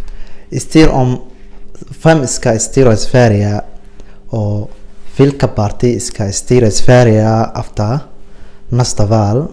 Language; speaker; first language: Swedish; non-native, learner; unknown